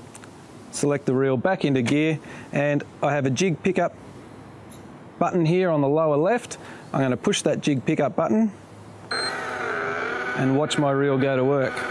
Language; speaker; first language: English; native; English